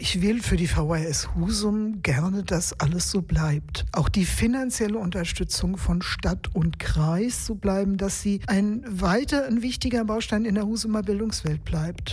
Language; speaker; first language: German; native; German